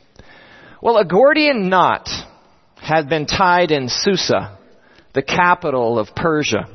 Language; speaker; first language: English; native; English